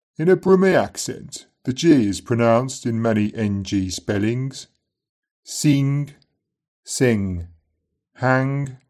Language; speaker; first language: English; native; English